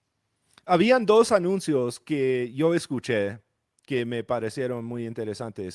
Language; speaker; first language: Spanish; non-native, fluent; English